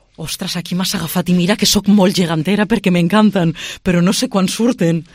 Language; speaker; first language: Catalan; non-native, local second language; Spanish